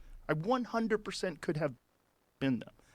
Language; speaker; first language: English; native; English